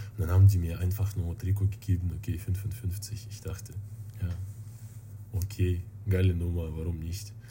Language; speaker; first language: German; non-native, fluent; Russian